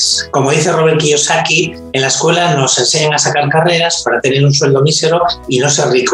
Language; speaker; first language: Spanish; native; Spanish